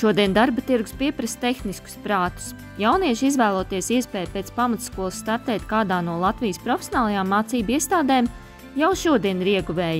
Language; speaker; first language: Latvian; native; Latvian